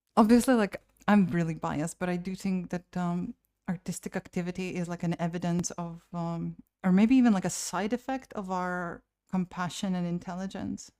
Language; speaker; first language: English; non-native, fluent; Latvian